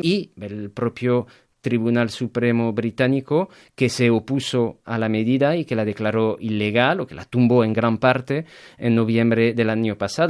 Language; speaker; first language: Spanish; native; Spanish